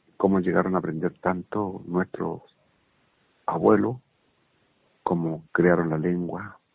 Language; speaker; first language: Spanish; non-native, local second language; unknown